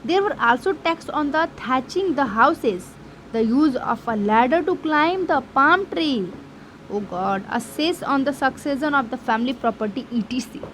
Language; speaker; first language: English; non-native, local second language; Hindi